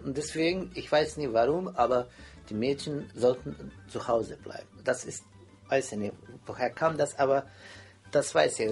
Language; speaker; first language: German; non-native, fluent; Croatian